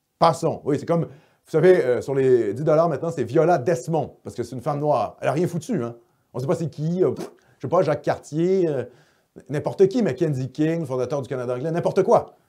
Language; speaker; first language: French; native; French